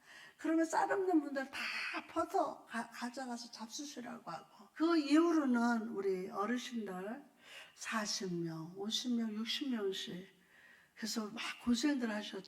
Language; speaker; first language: Korean; native; Korean